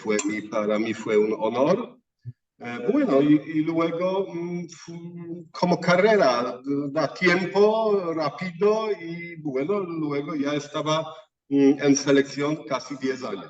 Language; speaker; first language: Spanish; non-native, fluent; Polish